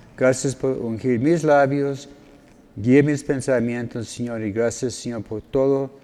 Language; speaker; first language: Spanish; non-native, fluent; English